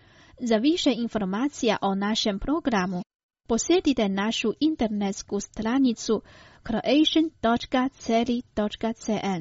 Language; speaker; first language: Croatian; non-native, fluent; Chinese